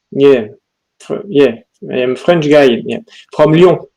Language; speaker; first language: English; non-native, learner; French